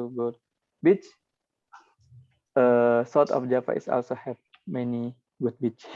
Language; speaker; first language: English; non-native, learner; Indonesian